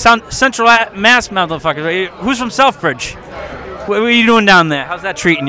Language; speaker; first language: English; native; English